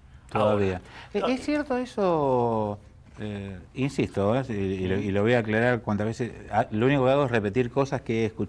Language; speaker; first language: Spanish; native; Spanish